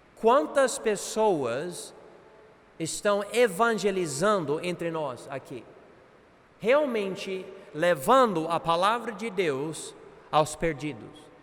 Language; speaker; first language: Portuguese; non-native, fluent; English